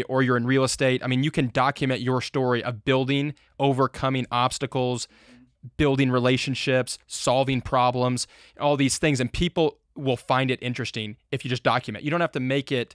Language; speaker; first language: English; native; English